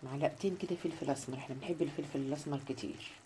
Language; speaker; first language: Arabic; native; Arabic